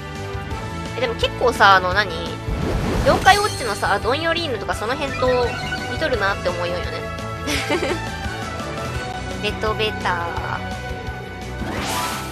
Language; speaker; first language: Japanese; native; Japanese